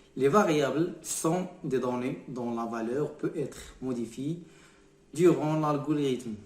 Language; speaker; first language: French; non-native, local second language; Arabic